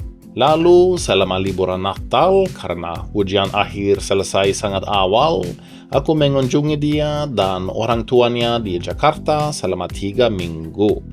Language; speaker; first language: Indonesian; non-native, fluent; Norwegian